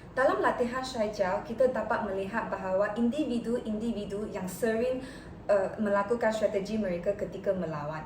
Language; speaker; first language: Malay; non-native, local second language; Chinese